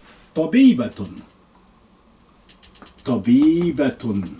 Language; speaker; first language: Arabic; non-native, fluent; English